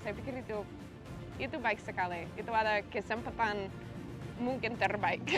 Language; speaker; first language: Indonesian; non-native, learner; English